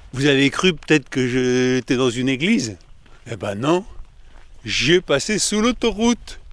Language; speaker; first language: French; native; French